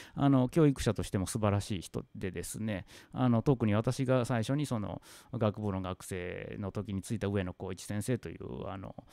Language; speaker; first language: Japanese; native; Japanese